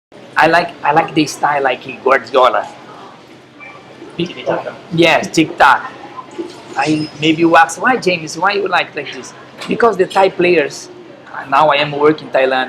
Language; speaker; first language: English; non-native, learner; Portuguese